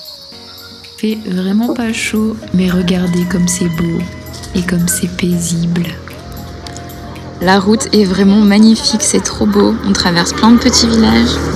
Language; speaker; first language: French; native; French